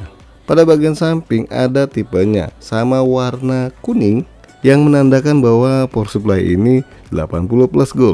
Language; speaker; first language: Indonesian; native; Indonesian